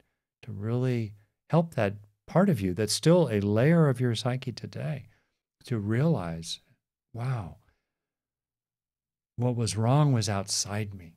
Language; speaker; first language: English; native; English